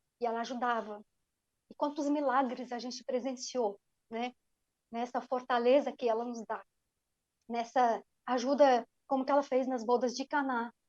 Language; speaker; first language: Portuguese; non-native, fluent; Arabic